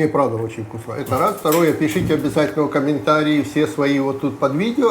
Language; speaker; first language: Russian; native; Russian